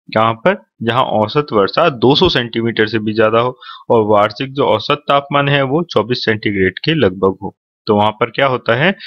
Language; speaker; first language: Hindi; native; Hindi